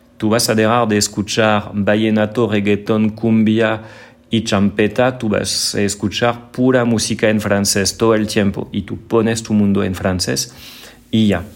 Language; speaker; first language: Spanish; non-native, fluent; French